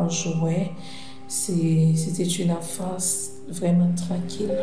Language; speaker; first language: French; non-native, local second language; Haitian Creole